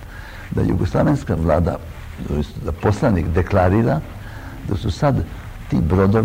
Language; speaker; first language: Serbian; early bilingual, heritage; Croatian